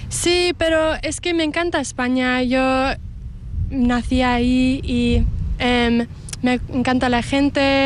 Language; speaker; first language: Spanish; early bilingual, heritage; English